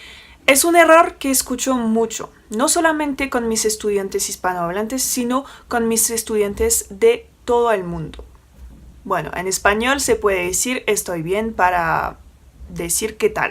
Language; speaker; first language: Spanish; non-native, fluent; French